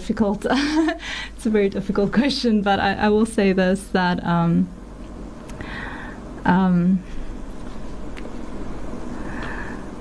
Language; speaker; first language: English; native; English